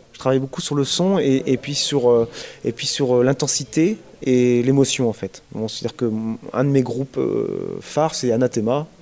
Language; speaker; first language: French; native; French